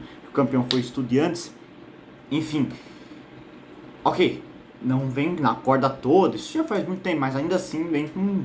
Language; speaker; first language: Portuguese; native; Portuguese